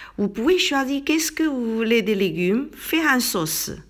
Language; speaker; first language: French; non-native, learner; Chinese